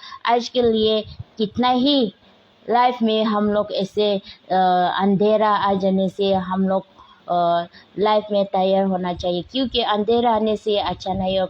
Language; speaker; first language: Hindi; non-native, local second language; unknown